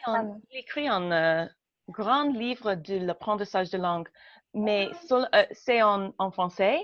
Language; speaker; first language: French; non-native, learner; English